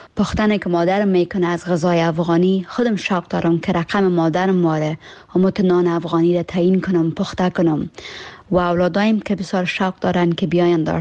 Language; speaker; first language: Persian; early bilingual, heritage; Persian